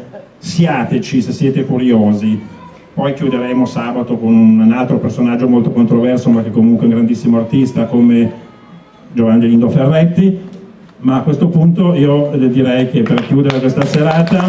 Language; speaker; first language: Italian; native; Italian